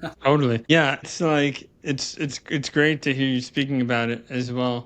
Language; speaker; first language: English; native; English